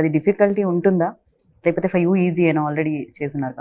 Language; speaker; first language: Telugu; native; Telugu